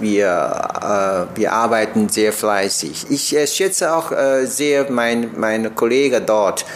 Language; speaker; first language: German; non-native, learner; Chinese